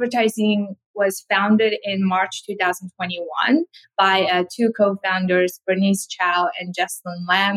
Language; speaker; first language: English; non-native, fluent; Korean